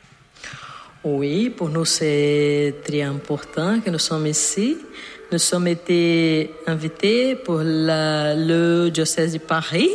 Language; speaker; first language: French; non-native, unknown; Portuguese